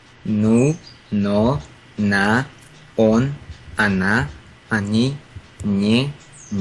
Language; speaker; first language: Russian; non-native, learner; Spanish